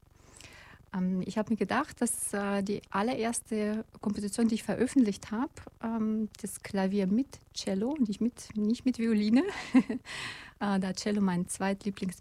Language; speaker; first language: German; non-native, fluent; Russian